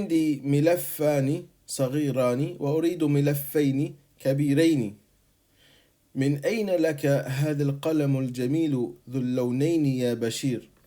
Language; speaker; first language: Arabic; non-native, fluent; English